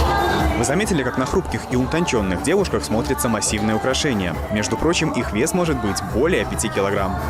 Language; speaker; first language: Russian; native; Russian